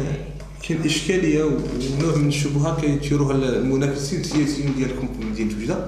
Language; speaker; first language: Arabic; native; Arabic